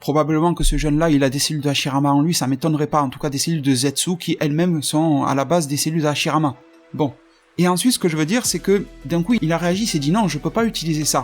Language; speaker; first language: French; native; French